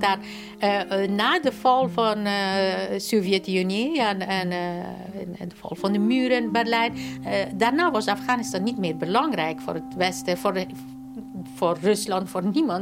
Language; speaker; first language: Dutch; non-native, fluent; Persian